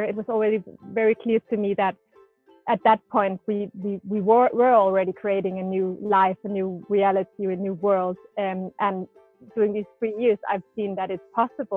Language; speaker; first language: English; non-native, fluent; Danish